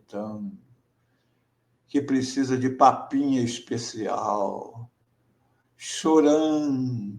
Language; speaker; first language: Portuguese; native; Portuguese